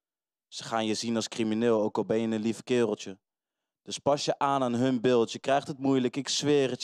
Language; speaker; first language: Dutch; native; Dutch